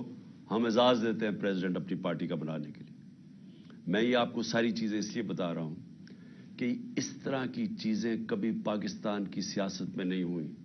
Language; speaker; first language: Urdu; native; Urdu